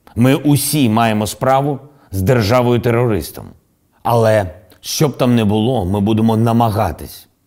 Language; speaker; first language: Ukrainian; non-native, local second language; Russian